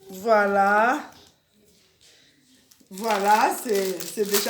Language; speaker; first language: French; non-native, local second language; Lingala